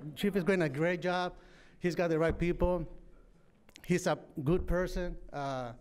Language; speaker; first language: English; native; English